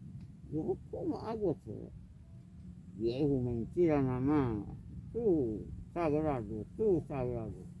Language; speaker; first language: Spanish; non-native, local second language; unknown